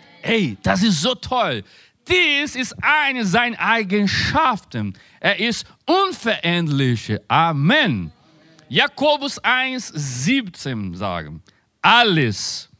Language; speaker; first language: German; non-native, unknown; Spanish